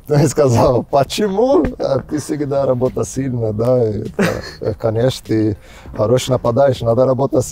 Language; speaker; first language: Russian; non-native, learner; Portuguese